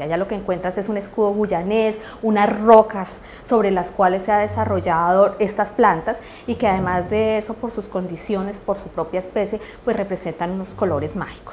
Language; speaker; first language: Spanish; native; Spanish